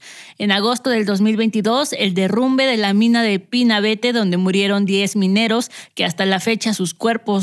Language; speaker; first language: Spanish; native; Spanish